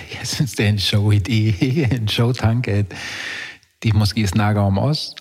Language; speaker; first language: Danish; non-native, fluent; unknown